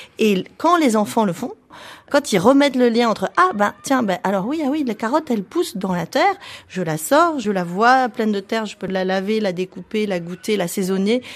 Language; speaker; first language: French; native; French